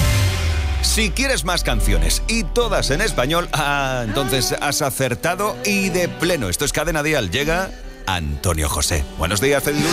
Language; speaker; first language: Spanish; native; Spanish